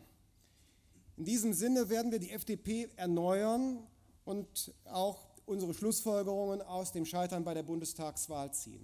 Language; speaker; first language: German; native; German